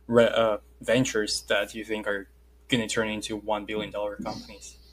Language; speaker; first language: English; non-native, fluent; Russian